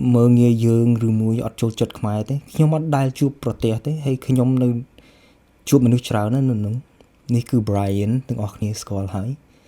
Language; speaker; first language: Khmer; early bilingual, heritage; Khmer